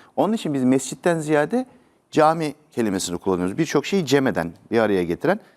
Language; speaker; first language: Turkish; native; Turkish